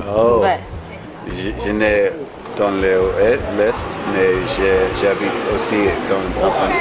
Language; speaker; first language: French; non-native, learner; English